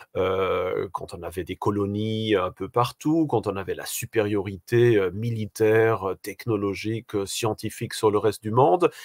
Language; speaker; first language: French; native; French